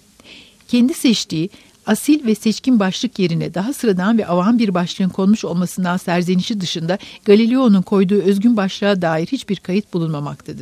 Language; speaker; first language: Turkish; native; Turkish